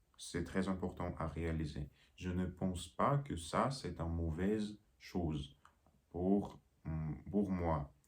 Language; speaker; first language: French; non-native, learner; Russian